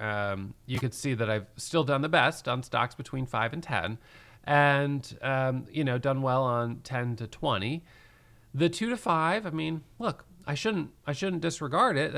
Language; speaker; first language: English; native; English